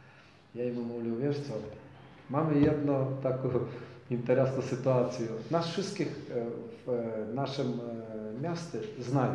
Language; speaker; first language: Polish; non-native, learner; Ukrainian